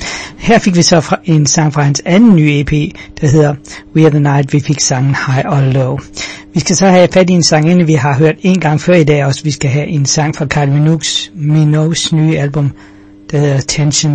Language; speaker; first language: Danish; native; Danish